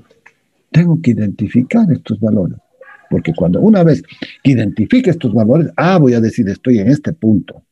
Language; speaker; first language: Spanish; native; Spanish